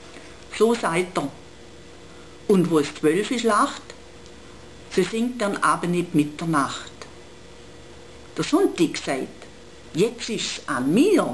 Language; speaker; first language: German; native; German